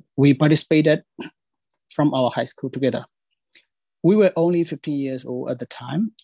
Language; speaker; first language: English; non-native, fluent; Burmese